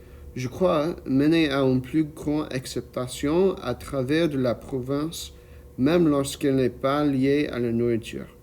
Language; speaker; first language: French; non-native, learner; English